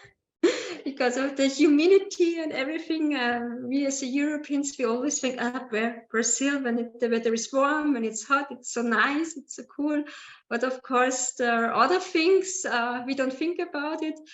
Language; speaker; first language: English; non-native, learner; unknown